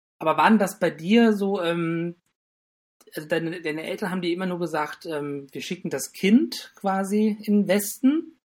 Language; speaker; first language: German; native; German